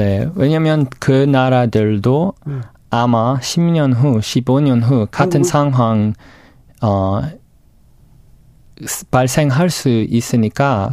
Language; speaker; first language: Korean; non-native, fluent; English